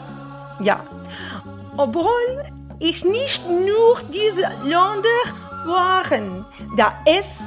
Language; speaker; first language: German; non-native, learner; Portuguese